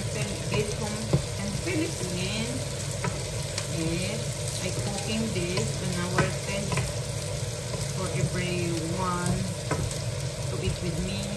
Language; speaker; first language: English; non-native, learner; Filipino